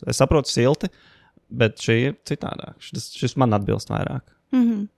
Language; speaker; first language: Latvian; native; Latvian